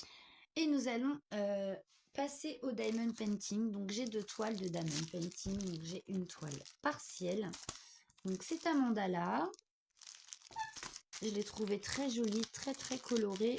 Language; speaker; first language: French; native; French